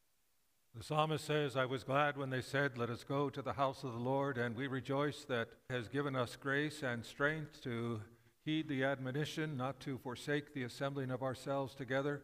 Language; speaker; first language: English; native; English